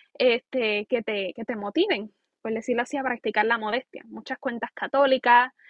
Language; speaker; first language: Spanish; native; Spanish